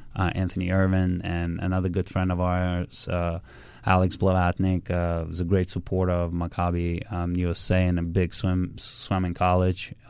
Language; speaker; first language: English; early bilingual, other home language; Russian